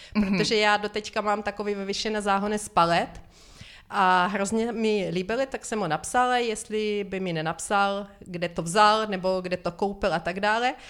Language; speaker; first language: Czech; non-native, fluent; Ukrainian